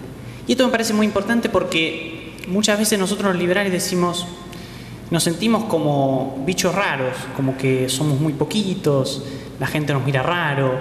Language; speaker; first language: Spanish; native; Spanish